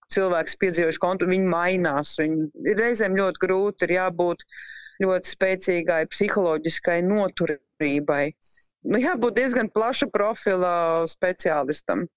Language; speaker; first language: Latvian; native; Latvian